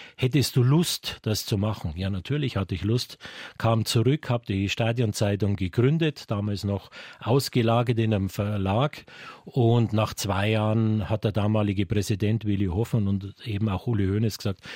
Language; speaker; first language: German; native; German